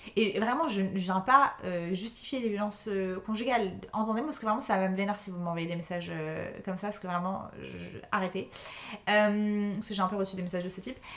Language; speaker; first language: French; native; French